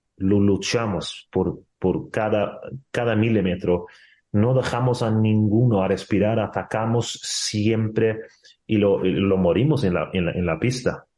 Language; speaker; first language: Spanish; non-native, fluent; Swedish